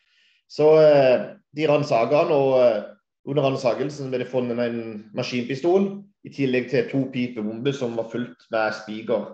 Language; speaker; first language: Norwegian; native; Norwegian